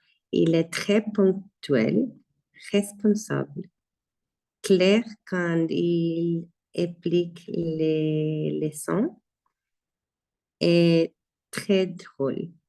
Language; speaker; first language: French; non-native, learner; Spanish